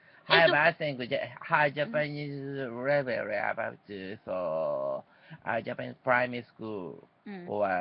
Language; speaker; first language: English; non-native, learner; Japanese